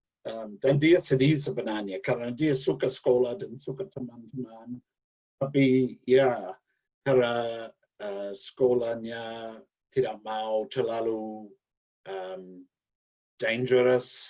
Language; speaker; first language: Indonesian; non-native, learner; English